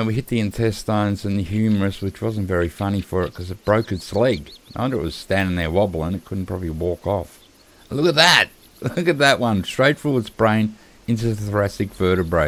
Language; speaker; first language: English; native; English